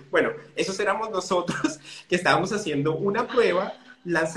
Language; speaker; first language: Spanish; native; Spanish